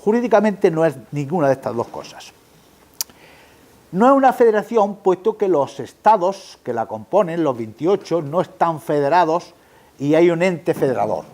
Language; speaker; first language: Spanish; native; Spanish